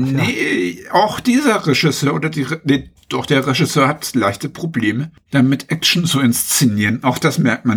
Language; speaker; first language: German; native; German